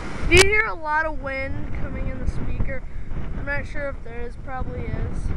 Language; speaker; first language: English; native; English